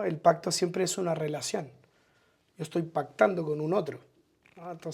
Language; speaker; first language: Spanish; native; Spanish